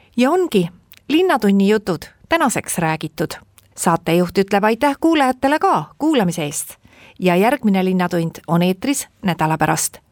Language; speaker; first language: Estonian; native; Estonian